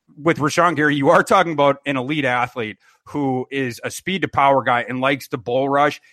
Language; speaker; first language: English; native; English